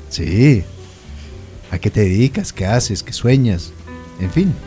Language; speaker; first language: Spanish; native; Spanish